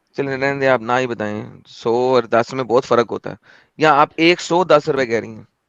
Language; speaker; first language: Hindi; native; Hindi